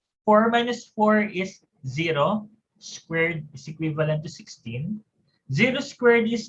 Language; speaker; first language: English; non-native, local second language; Filipino